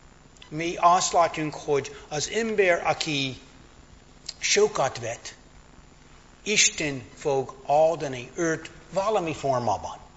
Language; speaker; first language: Hungarian; non-native, fluent; English